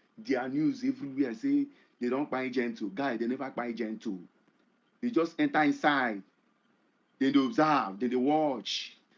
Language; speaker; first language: Nigerian Pidgin; non-native, local second language; Igbo